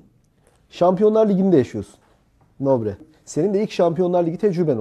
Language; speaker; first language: Turkish; native; Turkish